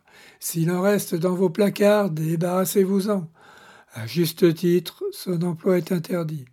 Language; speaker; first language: French; native; French